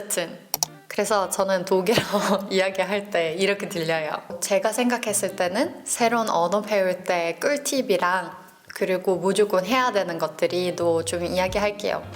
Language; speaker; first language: Korean; non-native, fluent; Norwegian